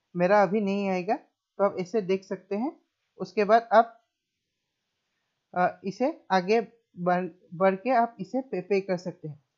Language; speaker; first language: Hindi; non-native, local second language; Assamese